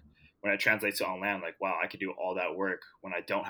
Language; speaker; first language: English; native; English